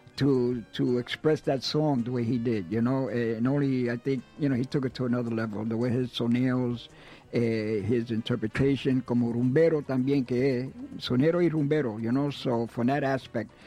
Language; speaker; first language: English; native; English